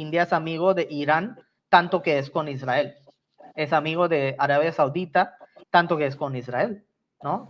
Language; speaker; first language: Spanish; non-native, fluent; Tamil